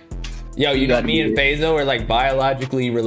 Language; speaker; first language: English; native; English